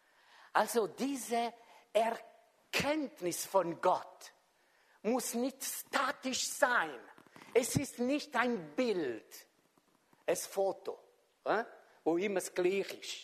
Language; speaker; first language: German; non-native, fluent; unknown